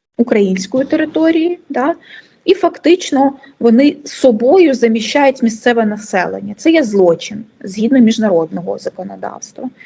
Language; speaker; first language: Ukrainian; non-native, local second language; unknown